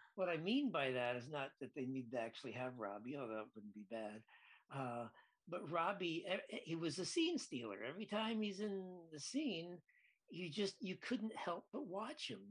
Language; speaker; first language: English; native; English